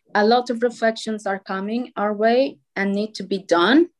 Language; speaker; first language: English; non-native, fluent; Portuguese